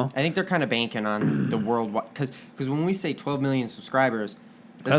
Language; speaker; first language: English; native; English